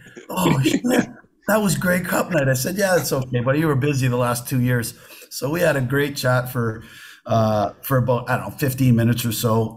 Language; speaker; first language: English; native; English